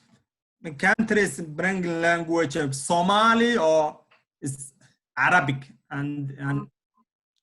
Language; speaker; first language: English; non-native, learner; Somali